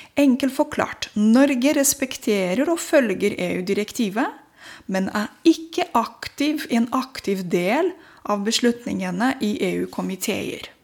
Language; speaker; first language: Norwegian; non-native, fluent; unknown